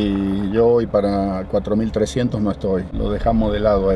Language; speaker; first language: Spanish; native; Spanish